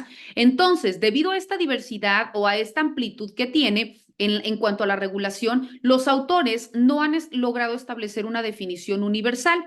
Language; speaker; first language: Spanish; native; Spanish